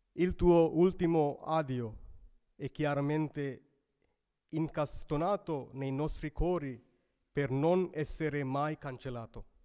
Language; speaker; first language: Italian; non-native, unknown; Sinhala